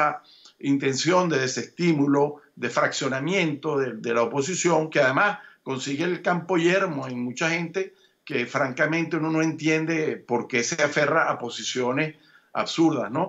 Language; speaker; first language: Spanish; native; Spanish